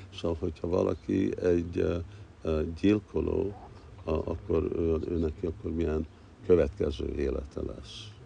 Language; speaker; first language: Hungarian; early bilingual, heritage; Hungarian